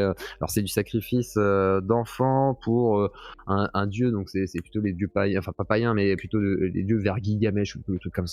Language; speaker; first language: French; native; French